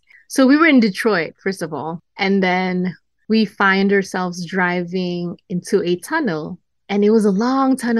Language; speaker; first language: English; non-native, local second language; Malay